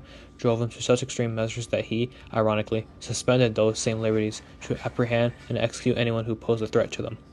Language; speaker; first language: English; native; English